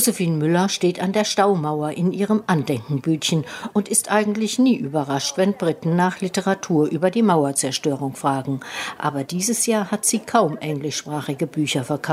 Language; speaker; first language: German; native; German